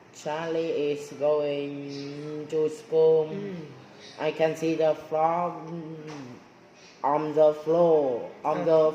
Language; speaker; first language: English; non-native, learner; Vietnamese